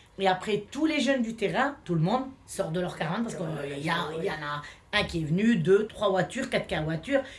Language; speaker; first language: French; non-native, local second language; Romany